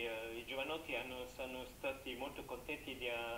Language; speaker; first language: Italian; non-native, learner; French